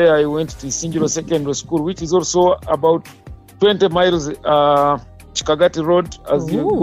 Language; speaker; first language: English; non-native, local second language; Nyankole